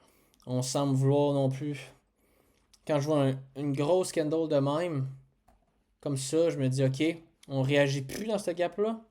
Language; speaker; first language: French; native; French